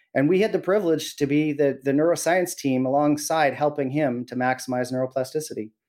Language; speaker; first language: English; native; English